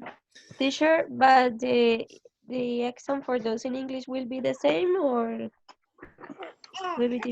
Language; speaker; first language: English; non-native, learner; Spanish